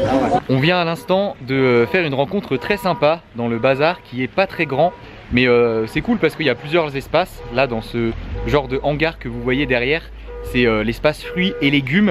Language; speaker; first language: French; native; French